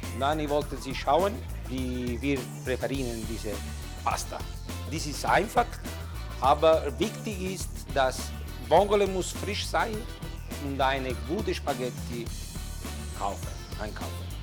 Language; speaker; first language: German; non-native, learner; Italian